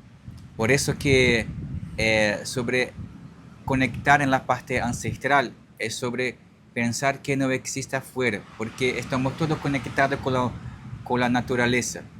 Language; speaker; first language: Spanish; non-native, learner; Portuguese